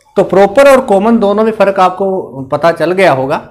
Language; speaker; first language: Hindi; native; Hindi